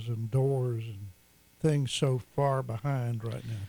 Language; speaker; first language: English; native; English